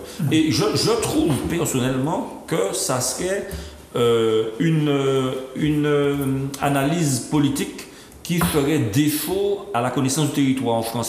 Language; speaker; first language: French; native; French